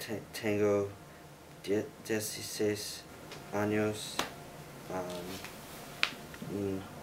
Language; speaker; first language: Spanish; non-native, learner; English